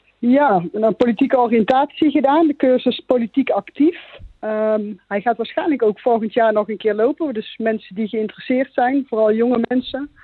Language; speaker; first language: Dutch; native; Dutch